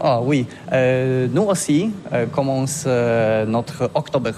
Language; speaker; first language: French; non-native, learner; Polish